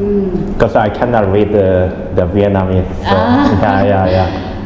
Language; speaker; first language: English; non-native, learner; Korean